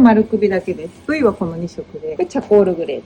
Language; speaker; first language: Japanese; native; Japanese